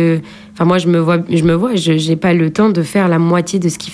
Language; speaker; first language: French; native; French